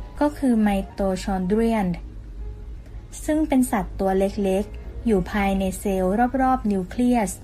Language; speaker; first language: Thai; native; Thai